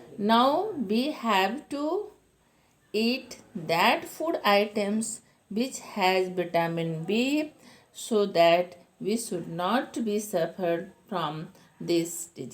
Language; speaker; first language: English; non-native, local second language; Hindi